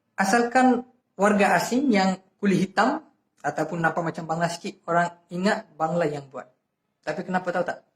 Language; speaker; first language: Malay; non-native, fluent; Bangla